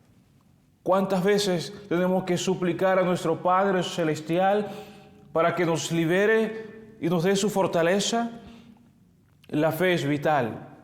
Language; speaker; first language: Spanish; native; Spanish